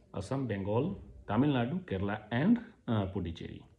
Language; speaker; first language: English; non-native, local second language; Hindi